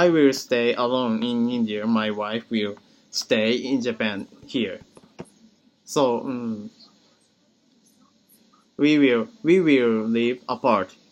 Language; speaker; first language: English; non-native, learner; Japanese